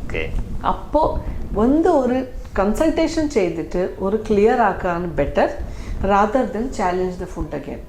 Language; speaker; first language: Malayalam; non-native, fluent; Tamil